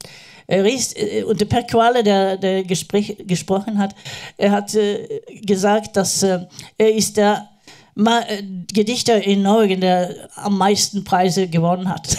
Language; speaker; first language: German; non-native, learner; Norwegian